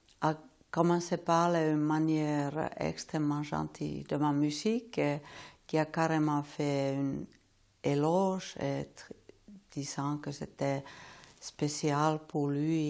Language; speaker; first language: French; non-native, fluent; Finnish